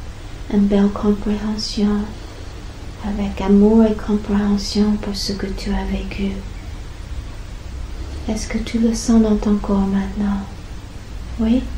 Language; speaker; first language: French; non-native, fluent; English